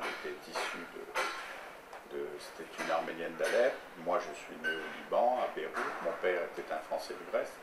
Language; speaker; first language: French; native; French